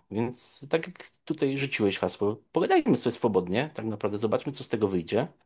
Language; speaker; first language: Polish; native; Polish